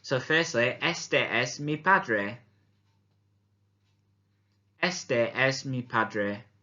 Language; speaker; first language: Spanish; non-native, fluent; English